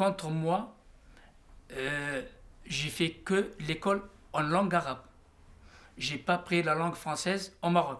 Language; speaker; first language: French; non-native, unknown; Riffian